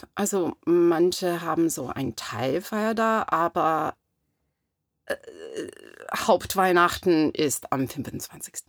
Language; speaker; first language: German; non-native, fluent; English